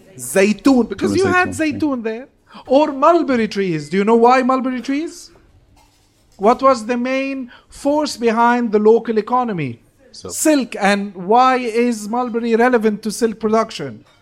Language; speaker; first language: English; non-native, fluent; Arabic